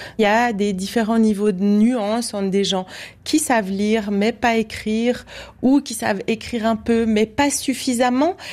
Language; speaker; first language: French; native; French